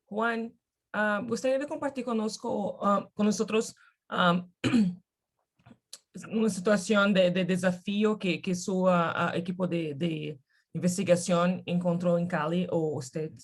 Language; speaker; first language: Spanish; non-native, learner; Portuguese